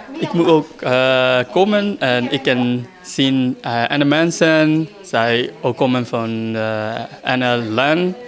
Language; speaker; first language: Dutch; non-native, learner; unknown